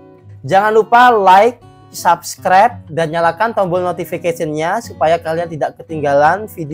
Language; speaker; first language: Indonesian; native; Indonesian